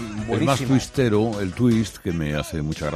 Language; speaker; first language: Spanish; native; Spanish